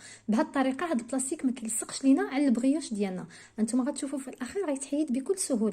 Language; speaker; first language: Arabic; native; Arabic